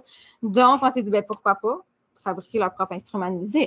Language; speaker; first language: French; native; French